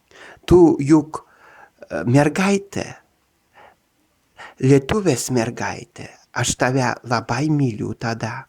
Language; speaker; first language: Lithuanian; non-native, learner; Russian